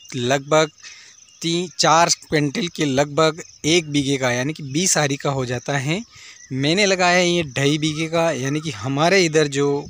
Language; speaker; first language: Hindi; native; Hindi